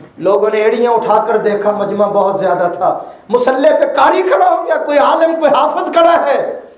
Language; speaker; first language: Urdu; non-native, local second language; Punjabi